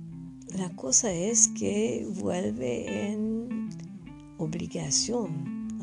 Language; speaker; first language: Spanish; non-native, fluent; French